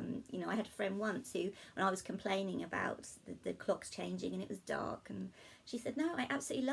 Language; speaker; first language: English; native; English